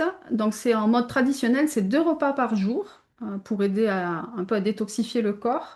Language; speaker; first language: French; native; French